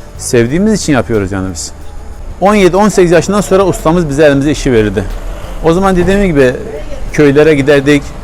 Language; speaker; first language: Turkish; native; Turkish